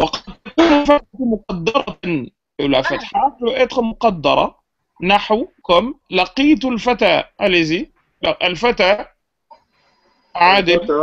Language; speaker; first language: Arabic; non-native, fluent; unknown